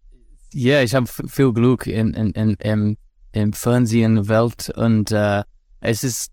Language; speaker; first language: German; non-native, learner; English